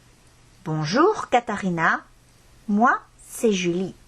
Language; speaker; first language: French; non-native, fluent; Estonian